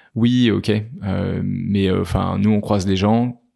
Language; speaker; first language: French; native; French